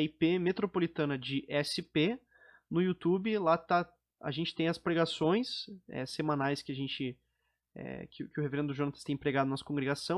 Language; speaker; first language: Portuguese; native; Portuguese